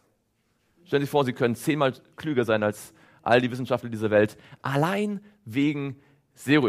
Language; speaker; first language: German; native; German